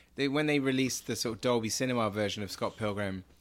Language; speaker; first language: English; native; English